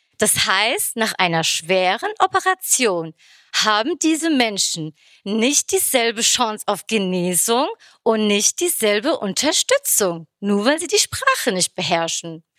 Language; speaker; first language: German; early bilingual, other home language; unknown